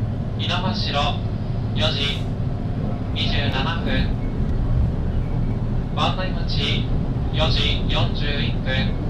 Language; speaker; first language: Japanese; native; Japanese